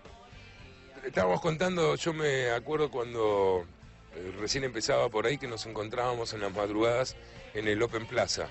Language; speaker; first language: Spanish; native; Spanish